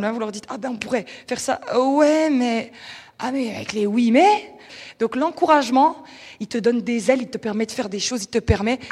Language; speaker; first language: French; native; French